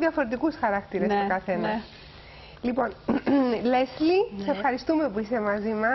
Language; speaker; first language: Greek; native; Greek